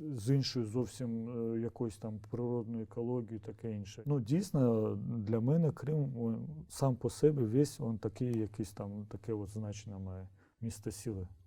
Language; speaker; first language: Ukrainian; non-native, local second language; Crimean Tatar